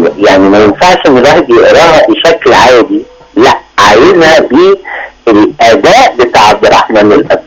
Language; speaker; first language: Arabic; native; Arabic